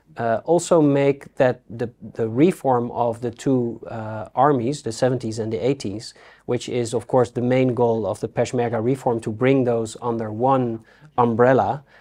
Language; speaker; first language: English; non-native, fluent; Dutch